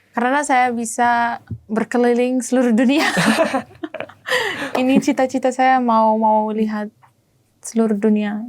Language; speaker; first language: Indonesian; non-native, learner; German